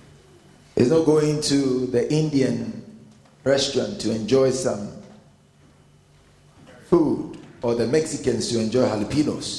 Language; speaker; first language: English; non-native, local second language; Akan